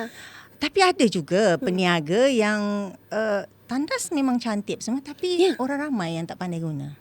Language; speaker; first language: Malay; native; Malay